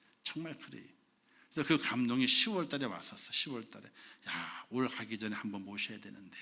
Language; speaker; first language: Korean; native; Korean